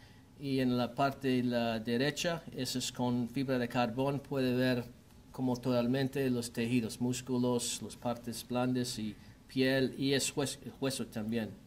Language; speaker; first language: Spanish; non-native, learner; English